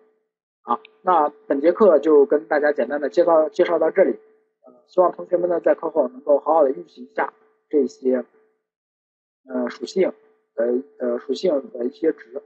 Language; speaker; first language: Chinese; native; Chinese